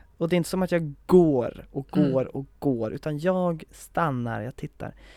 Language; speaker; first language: Swedish; native; Swedish